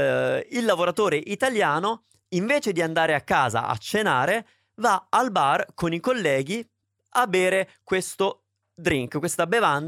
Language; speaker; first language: Italian; native; Italian